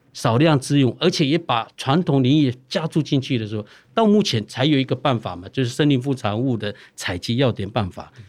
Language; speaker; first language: Chinese; non-native, local second language; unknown